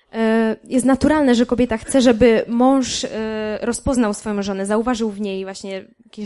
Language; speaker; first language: Polish; native; Polish